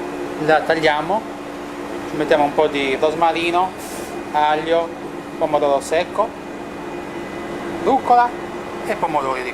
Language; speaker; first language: Italian; native; Italian